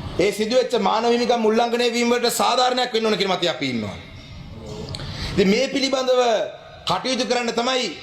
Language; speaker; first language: Sinhala; non-native, local second language; Tamil